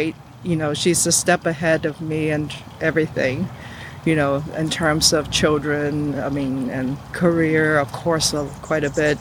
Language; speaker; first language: English; non-native, local second language; Cantonese